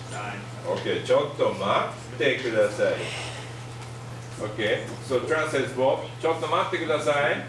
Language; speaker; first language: English; non-native, fluent; Japanese